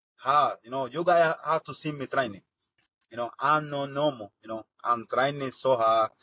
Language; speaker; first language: English; non-native, learner; Spanish